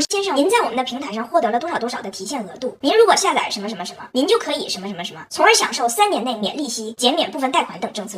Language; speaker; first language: Chinese; non-native, fluent; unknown